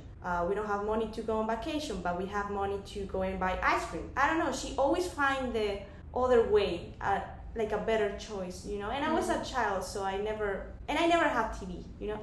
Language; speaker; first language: English; non-native, fluent; Spanish